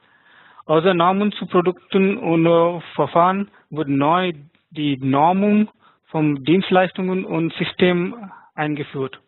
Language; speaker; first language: German; non-native, fluent; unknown